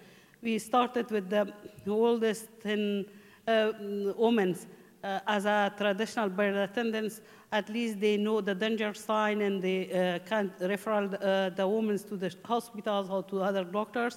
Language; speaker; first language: English; non-native, learner; Persian